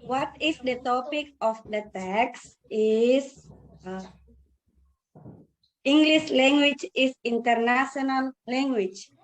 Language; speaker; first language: English; non-native, learner; Indonesian